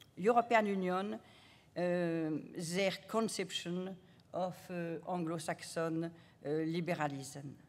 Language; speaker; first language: English; non-native, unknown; French